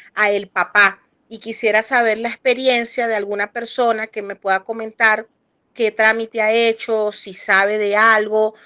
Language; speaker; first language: Spanish; native; Spanish